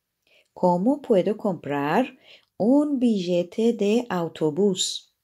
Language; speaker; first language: Spanish; non-native, fluent; Persian